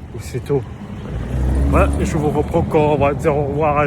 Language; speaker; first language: French; native; French